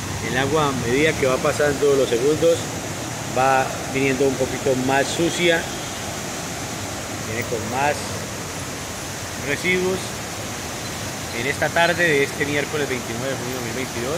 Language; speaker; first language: Spanish; native; Spanish